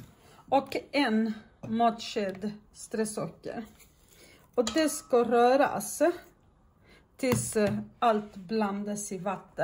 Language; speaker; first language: Swedish; non-native, fluent; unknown